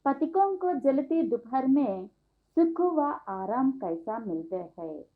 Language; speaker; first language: Hindi; non-native, local second language; Telugu